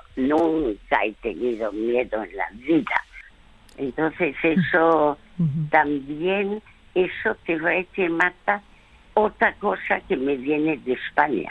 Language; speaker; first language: Spanish; early bilingual, other home language; French